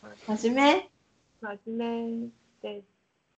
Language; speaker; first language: Japanese; non-native, learner; Chinese